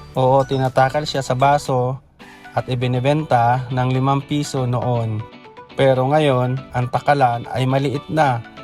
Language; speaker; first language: Filipino; non-native, local second language; Bikol